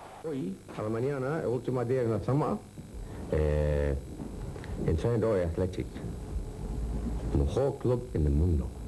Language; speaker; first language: Spanish; non-native, learner; English